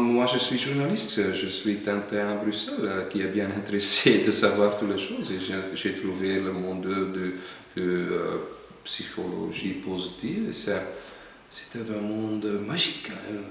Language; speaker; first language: French; non-native, local second language; Dutch